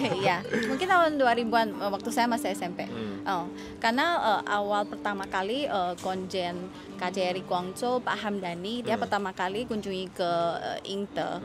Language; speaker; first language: Indonesian; non-native, fluent; Chinese